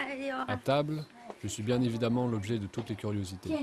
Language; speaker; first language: French; native; French